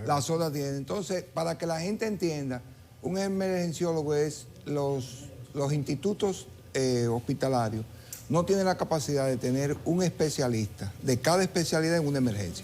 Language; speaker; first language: Spanish; native; Spanish